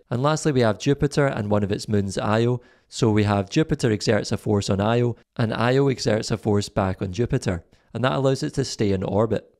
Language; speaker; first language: English; native; English